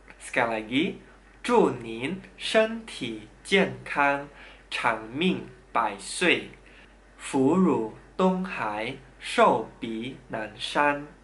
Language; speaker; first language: Chinese; non-native, fluent; Indonesian